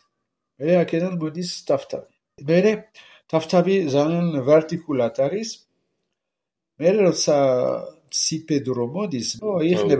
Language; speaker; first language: Georgian; non-native, learner; French